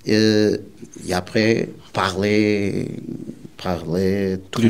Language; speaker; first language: French; non-native, learner; Portuguese